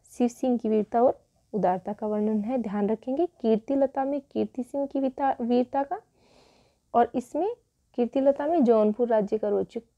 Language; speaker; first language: Hindi; native; Hindi